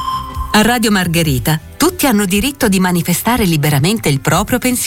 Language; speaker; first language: Italian; native; Italian